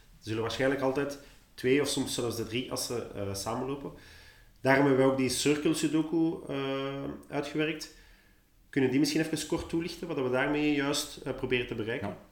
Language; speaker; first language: Dutch; native; Dutch